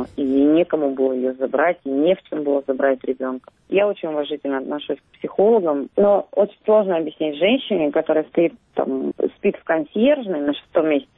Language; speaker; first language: Russian; native; Russian